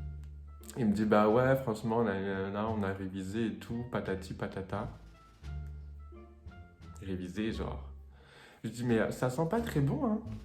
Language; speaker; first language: French; native; French